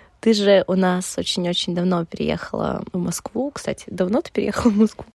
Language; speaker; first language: Russian; native; Russian